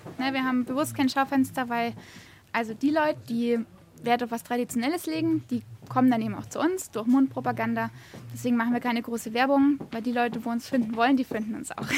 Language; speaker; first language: German; native; German